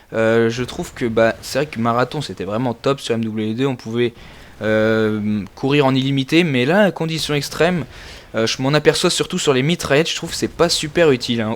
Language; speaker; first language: French; native; French